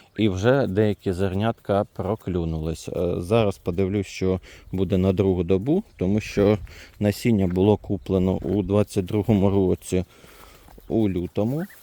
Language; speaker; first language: Ukrainian; non-native, local second language; Russian